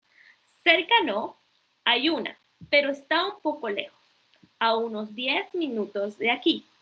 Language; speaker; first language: Spanish; non-native, learner; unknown